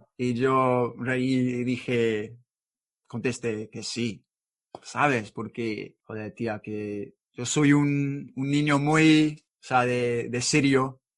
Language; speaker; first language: Spanish; non-native, learner; English